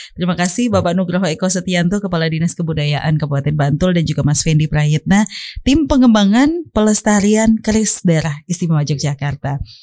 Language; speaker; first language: Indonesian; native; Indonesian